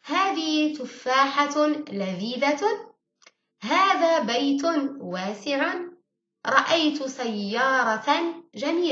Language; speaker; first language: Arabic; early bilingual, heritage; Arabic